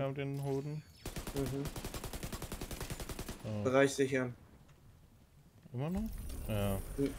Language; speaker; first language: German; native; German